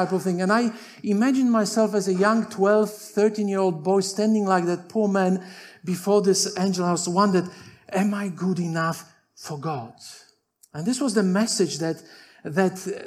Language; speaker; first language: English; non-native, fluent; Polish